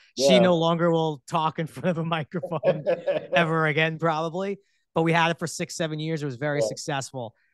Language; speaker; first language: English; native; English